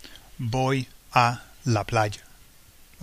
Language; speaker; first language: Spanish; non-native, fluent; English